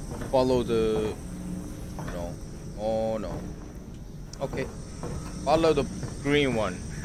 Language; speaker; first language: English; non-native, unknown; Korean